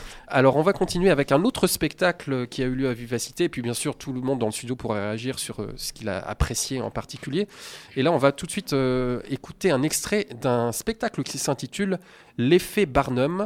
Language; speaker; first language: French; native; French